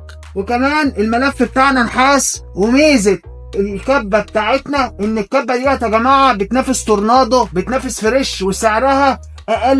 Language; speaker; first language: Arabic; native; Arabic